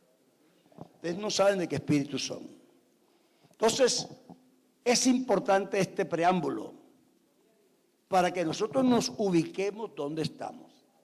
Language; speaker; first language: Spanish; native; Spanish